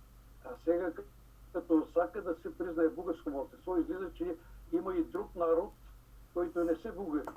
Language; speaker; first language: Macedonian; early bilingual, heritage; Macedonian